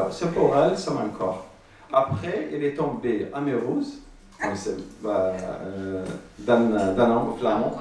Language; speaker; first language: French; non-native, learner; Arabic